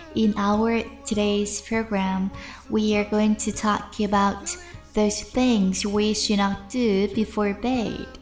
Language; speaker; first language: English; non-native, fluent; Chinese